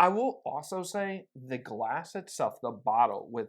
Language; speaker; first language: English; native; English